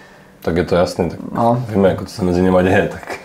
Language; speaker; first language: Czech; native; Czech